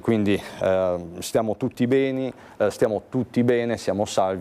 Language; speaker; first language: Italian; native; Italian